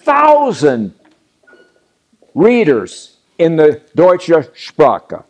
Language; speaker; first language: German; non-native, learner; English